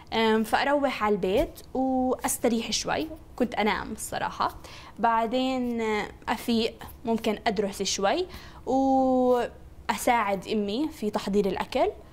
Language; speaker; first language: Arabic; native; Arabic